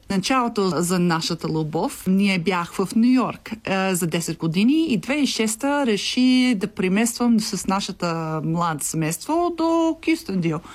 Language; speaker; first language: Bulgarian; non-native, learner; English